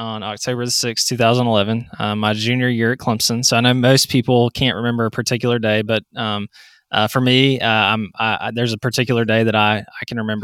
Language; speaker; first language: English; native; English